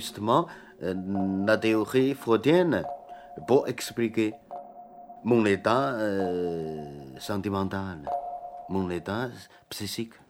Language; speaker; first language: French; non-native, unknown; Chinese